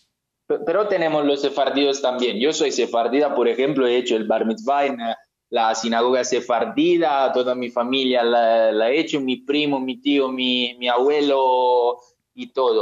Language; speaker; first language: Spanish; non-native, learner; Italian